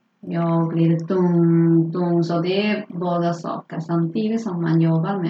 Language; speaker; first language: Swedish; non-native, fluent; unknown